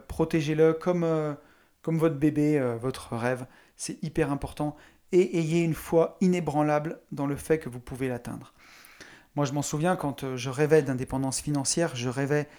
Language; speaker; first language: French; native; French